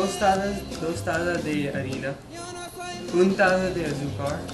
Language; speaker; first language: Spanish; non-native, learner; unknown